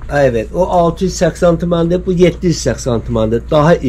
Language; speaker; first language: Turkish; non-native, learner; Azerbaijani